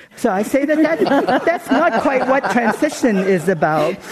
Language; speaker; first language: English; non-native, local second language; Cantonese